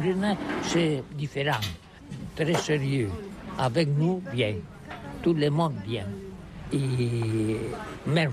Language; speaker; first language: French; non-native, learner; Catalan